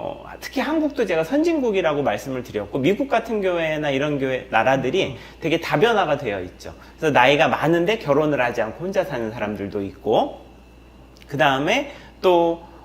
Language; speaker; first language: Korean; native; Korean